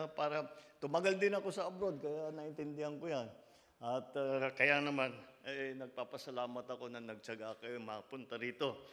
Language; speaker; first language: Filipino; native; Filipino